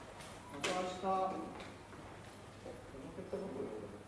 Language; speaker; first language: Japanese; native; Japanese